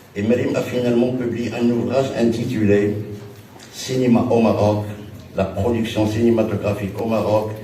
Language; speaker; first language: French; non-native, local second language; Arabic